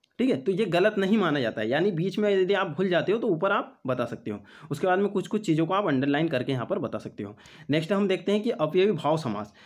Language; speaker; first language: Hindi; native; Hindi